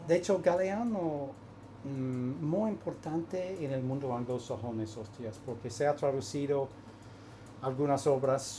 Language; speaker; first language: Spanish; non-native, fluent; English